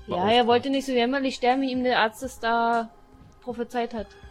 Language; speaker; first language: German; native; German